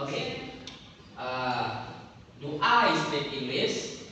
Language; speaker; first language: English; non-native, fluent; Indonesian